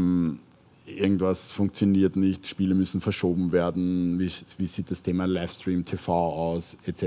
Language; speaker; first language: German; native; German